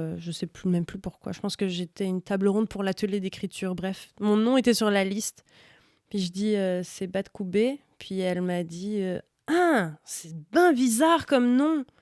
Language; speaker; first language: French; native; French